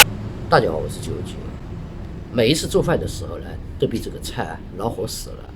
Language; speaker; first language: Chinese; native; Chinese